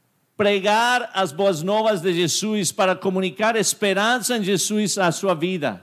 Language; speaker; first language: Portuguese; non-native, fluent; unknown